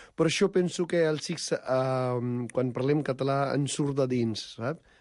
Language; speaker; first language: Catalan; non-native, fluent; Punjabi